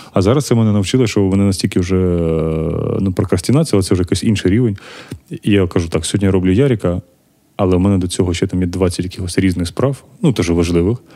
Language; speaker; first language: Ukrainian; native; Ukrainian